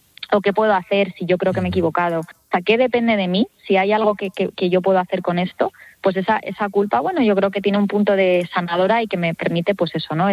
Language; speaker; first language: Spanish; native; Spanish